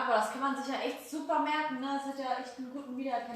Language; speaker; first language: German; native; German